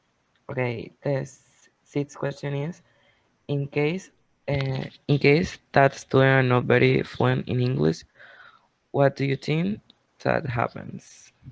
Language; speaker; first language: English; non-native, learner; Spanish